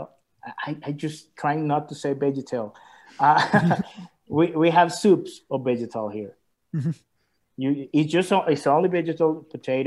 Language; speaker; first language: English; non-native, learner; Spanish